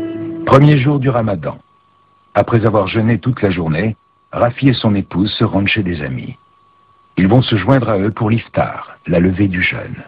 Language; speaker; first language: French; native; French